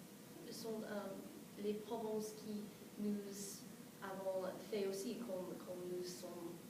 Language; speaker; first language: French; non-native, fluent; English